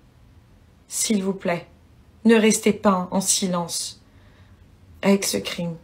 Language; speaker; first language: French; early bilingual, other home language; Persian